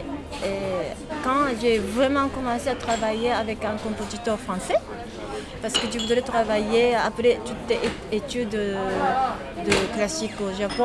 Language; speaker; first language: French; non-native, learner; Japanese